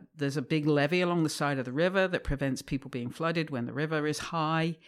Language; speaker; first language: English; native; English